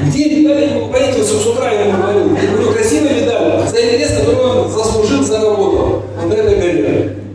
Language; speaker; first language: Russian; non-native, local second language; Yakut